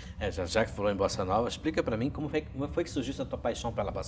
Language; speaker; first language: Portuguese; native; Portuguese